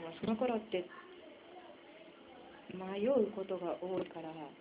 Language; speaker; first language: Japanese; native; Japanese